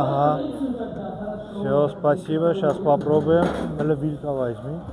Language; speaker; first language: Russian; non-native, fluent; Armenian